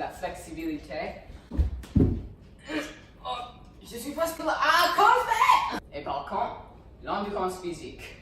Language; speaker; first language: French; non-native, learner; English